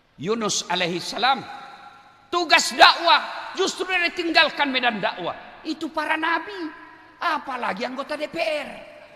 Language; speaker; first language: Indonesian; non-native, local second language; Buginese